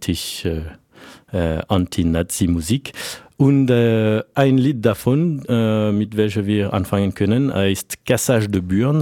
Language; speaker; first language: German; non-native, fluent; French